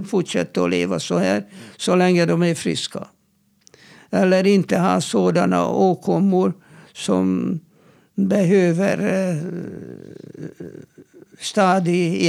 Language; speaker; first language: Swedish; non-native, fluent; Hungarian